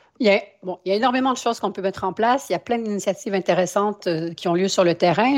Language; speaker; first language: French; native; French